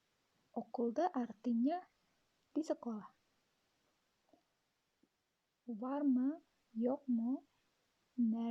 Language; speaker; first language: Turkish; non-native, fluent; Indonesian